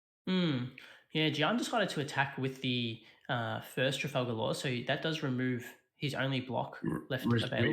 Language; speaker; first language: English; native; English